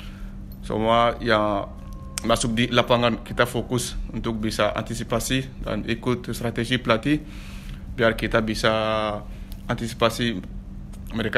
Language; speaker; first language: Indonesian; non-native, learner; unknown